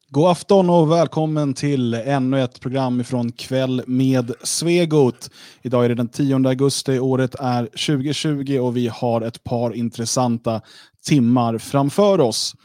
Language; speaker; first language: Swedish; native; Swedish